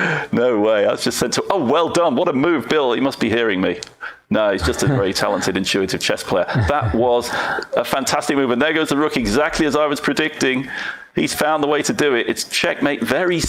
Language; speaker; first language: English; native; English